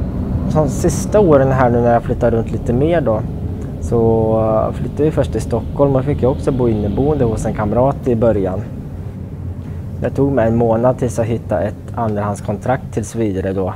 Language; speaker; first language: Swedish; native; Swedish